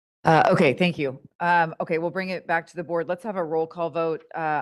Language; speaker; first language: English; native; English